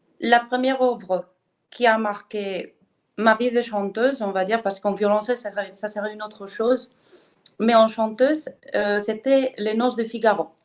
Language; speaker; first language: French; non-native, fluent; Spanish